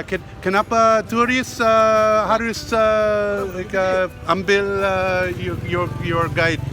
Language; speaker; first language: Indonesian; non-native, learner; English